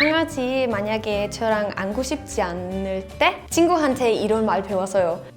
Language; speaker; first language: Korean; non-native, fluent; Danish